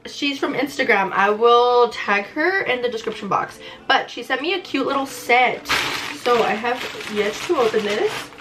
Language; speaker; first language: English; early bilingual, other home language; Spanish